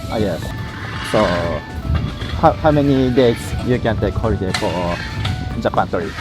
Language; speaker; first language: English; non-native, learner; Japanese